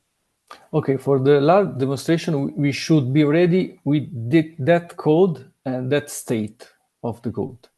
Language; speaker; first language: English; non-native, learner; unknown